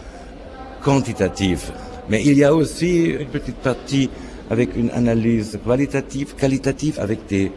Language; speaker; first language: French; non-native, fluent; German